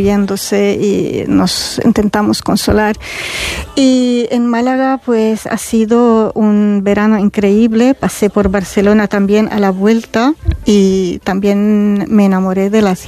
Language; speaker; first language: Spanish; non-native, fluent; Arabic